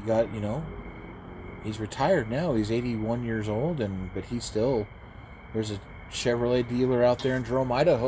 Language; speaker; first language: English; native; English